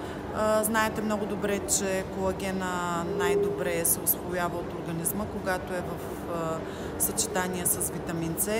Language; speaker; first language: Bulgarian; native; Bulgarian